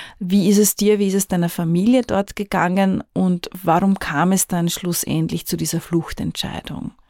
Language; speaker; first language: German; native; German